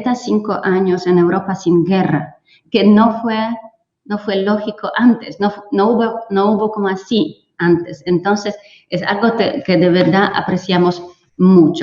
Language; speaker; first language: Spanish; non-native, fluent; Polish